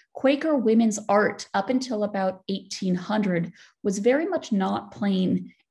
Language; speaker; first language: English; native; English